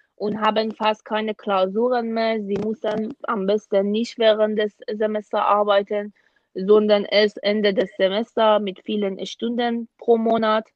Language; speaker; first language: German; non-native, fluent; Persian